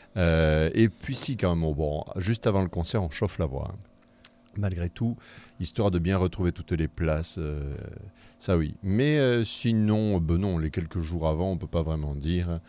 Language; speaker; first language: French; native; French